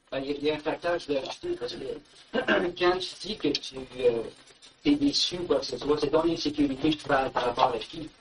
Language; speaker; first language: French; native; French